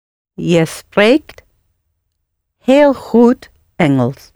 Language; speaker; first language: Dutch; non-native, learner; English